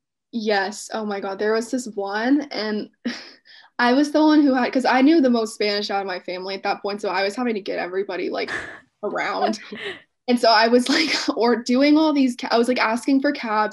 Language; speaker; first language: English; native; English